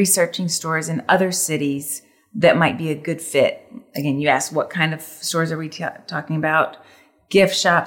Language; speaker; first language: English; native; English